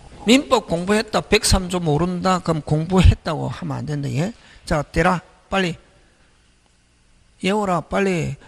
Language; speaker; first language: Korean; native; Korean